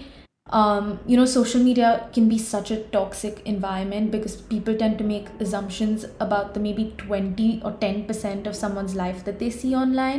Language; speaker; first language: English; non-native, local second language; Hindi